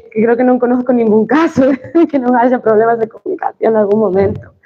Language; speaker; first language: Spanish; native; Spanish